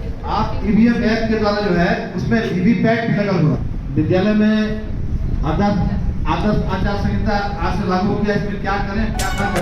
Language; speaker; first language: Hindi; native; Hindi